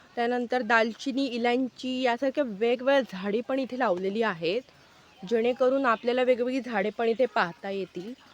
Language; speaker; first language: Marathi; non-native, local second language; Hindi